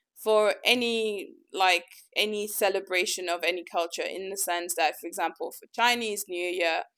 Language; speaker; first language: English; early bilingual, other home language; French